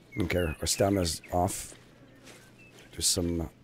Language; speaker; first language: English; native; English